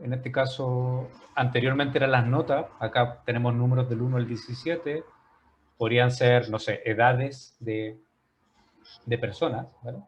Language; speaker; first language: Spanish; native; Spanish